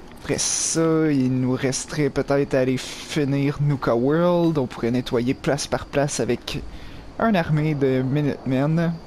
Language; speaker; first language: French; native; French